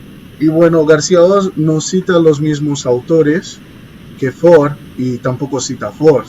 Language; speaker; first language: Spanish; non-native, fluent; Portuguese